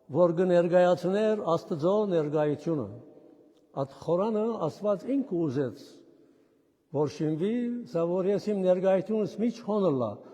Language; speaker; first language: Armenian; native; Armenian